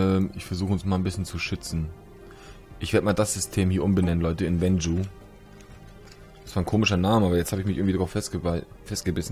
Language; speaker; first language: German; native; German